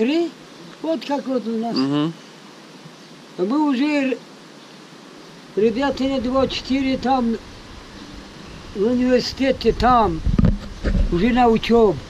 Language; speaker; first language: Russian; non-native, local second language; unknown